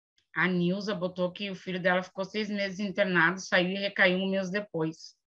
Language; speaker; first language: Portuguese; native; Portuguese